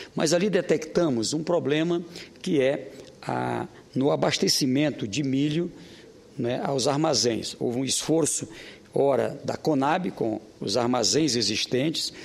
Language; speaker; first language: Portuguese; native; Portuguese